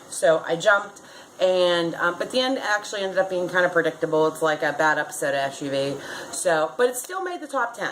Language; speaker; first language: English; native; English